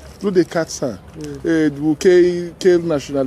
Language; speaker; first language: French; non-native, learner; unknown